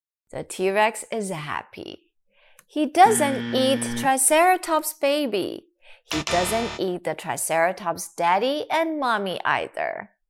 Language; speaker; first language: English; non-native, fluent; Chinese